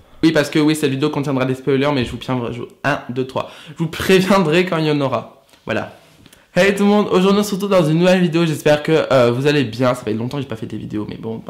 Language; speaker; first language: French; native; French